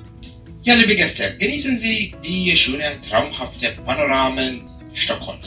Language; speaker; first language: German; non-native, fluent; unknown